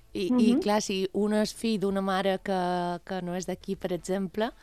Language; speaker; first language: Catalan; non-native, local second language; Spanish